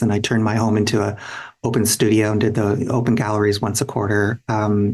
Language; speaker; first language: English; native; English